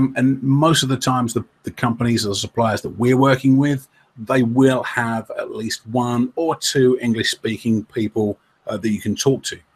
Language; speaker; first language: English; native; English